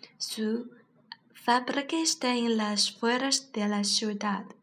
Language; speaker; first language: Spanish; non-native, learner; Chinese